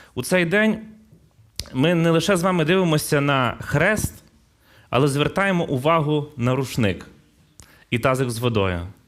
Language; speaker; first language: Ukrainian; non-native, local second language; Russian